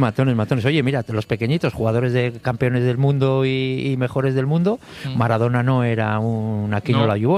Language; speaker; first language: Spanish; native; Spanish